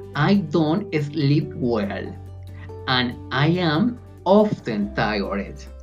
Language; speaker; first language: English; non-native, learner; Spanish